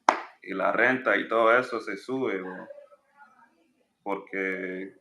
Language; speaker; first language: Spanish; non-native, learner; English